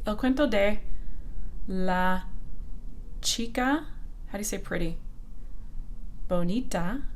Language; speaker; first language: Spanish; non-native, fluent; English